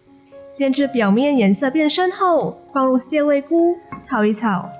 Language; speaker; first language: Chinese; native; Chinese